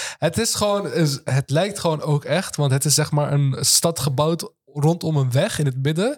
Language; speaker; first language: Dutch; early bilingual, other home language; Turkish